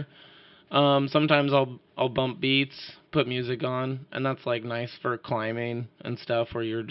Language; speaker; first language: English; native; English